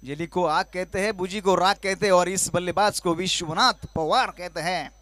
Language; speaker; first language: Hindi; non-native, local second language; Marathi